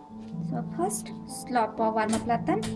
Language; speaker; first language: Swedish; non-native, learner; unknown